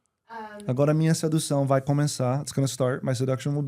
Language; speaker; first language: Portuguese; non-native, learner; English